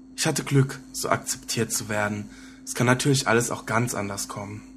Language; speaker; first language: German; native; German